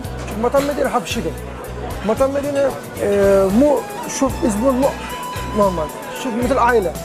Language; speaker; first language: Arabic; non-native, learner; Turkish